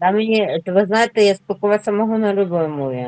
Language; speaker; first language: Ukrainian; non-native, local second language; Russian